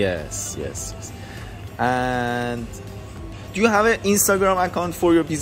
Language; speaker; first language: English; non-native, learner; Persian